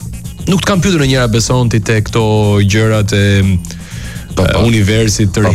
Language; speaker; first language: Albanian; native; Albanian